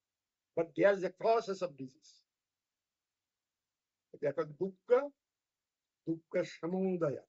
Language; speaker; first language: English; non-native, fluent; Bangla